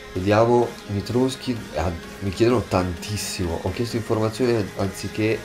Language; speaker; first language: Italian; native; Italian